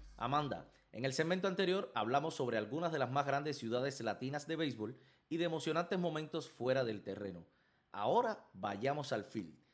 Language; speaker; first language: Spanish; native; Spanish